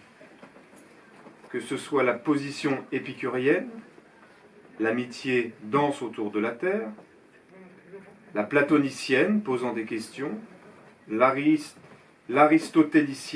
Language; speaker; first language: French; native; French